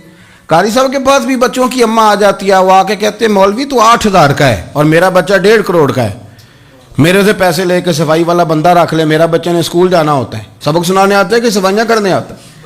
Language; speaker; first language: Urdu; native; Urdu